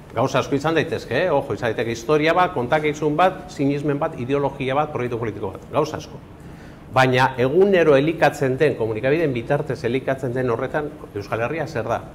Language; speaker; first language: Basque; native; Basque